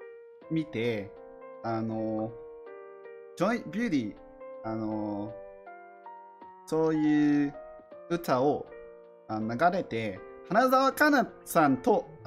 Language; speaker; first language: Japanese; non-native, learner; English